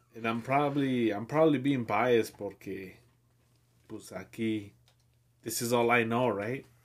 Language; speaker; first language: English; early bilingual, other home language; Spanish